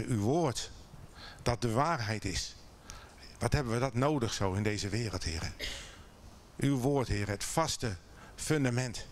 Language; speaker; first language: Dutch; native; Dutch